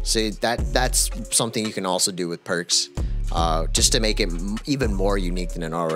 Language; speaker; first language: English; native; English